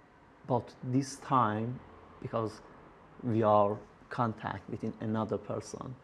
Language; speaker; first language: English; non-native, learner; Persian